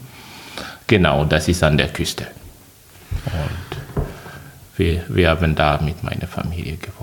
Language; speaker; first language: German; non-native, fluent; French